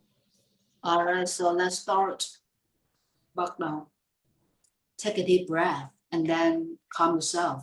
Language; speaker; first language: English; non-native, fluent; Vietnamese